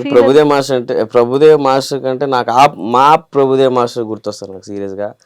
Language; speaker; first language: Telugu; native; Telugu